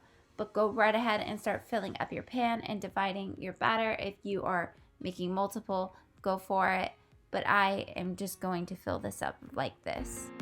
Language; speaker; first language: English; native; English